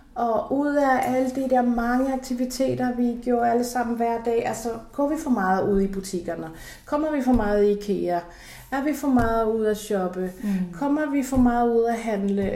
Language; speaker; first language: Danish; non-native, fluent; Spanish